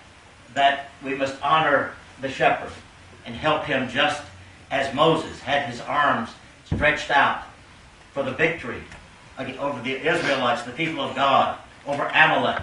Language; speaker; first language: English; native; English